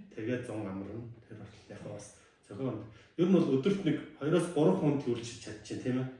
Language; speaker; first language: Mongolian; native; Mongolian